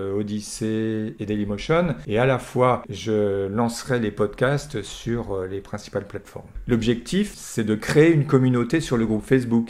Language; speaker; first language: French; native; French